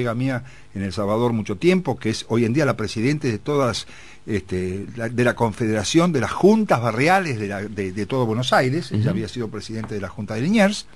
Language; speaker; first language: Spanish; native; Spanish